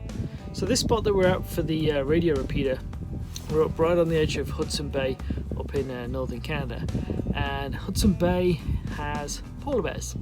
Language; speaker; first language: English; native; English